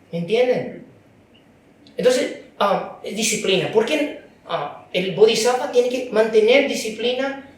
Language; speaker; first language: Spanish; non-native, fluent; Chinese